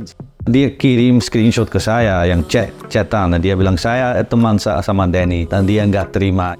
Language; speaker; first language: Indonesian; non-native, learner; Dutch